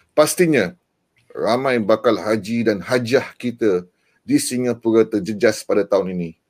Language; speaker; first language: Malay; native; Malay